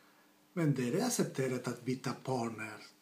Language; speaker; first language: Swedish; non-native, fluent; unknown